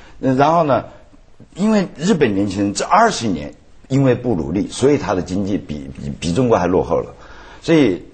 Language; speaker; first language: Chinese; native; Chinese